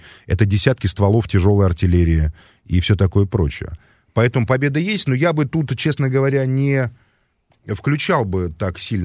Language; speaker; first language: Russian; native; Russian